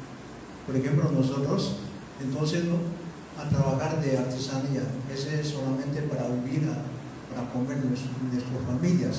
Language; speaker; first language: Spanish; non-native, local second language; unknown